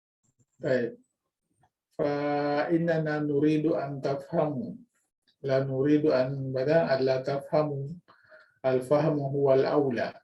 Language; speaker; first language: Arabic; non-native, fluent; Indonesian